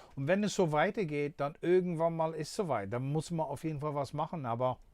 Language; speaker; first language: German; non-native, fluent; English